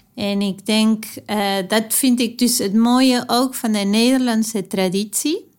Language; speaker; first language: Dutch; non-native, fluent; Spanish